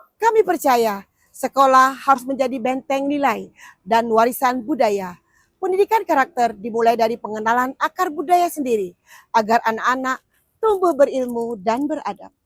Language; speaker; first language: Indonesian; native; Indonesian